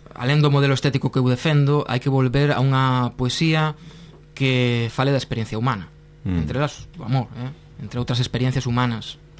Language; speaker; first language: Galician; non-native, local second language; Spanish